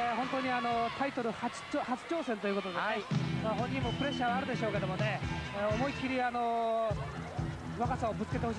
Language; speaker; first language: Japanese; native; Japanese